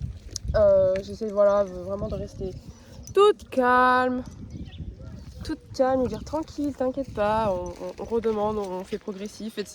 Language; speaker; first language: French; native; French